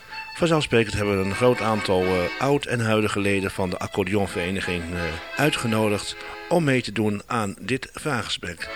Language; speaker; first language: Dutch; native; Dutch